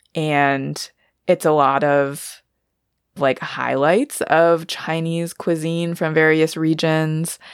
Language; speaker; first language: English; native; English